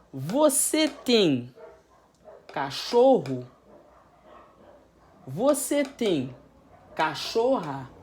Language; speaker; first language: Portuguese; non-native, fluent; Haitian Creole